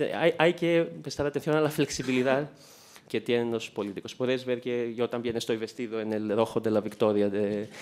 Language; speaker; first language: Spanish; non-native, fluent; Greek